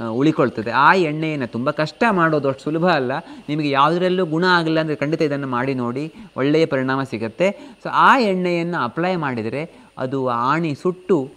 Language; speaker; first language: Kannada; native; Kannada